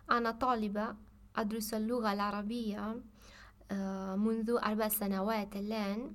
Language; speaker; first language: Arabic; non-native, learner; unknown